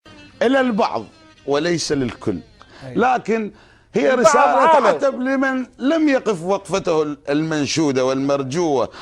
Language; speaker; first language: Arabic; native; Arabic